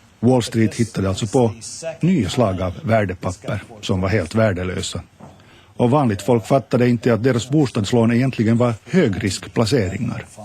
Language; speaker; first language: Swedish; native; Swedish